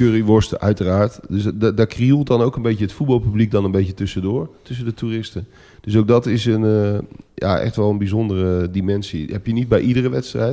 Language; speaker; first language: Dutch; native; Dutch